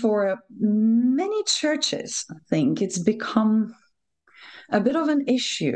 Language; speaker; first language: English; non-native, fluent; Lithuanian